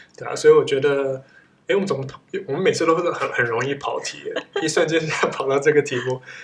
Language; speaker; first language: Chinese; early bilingual, heritage; Chinese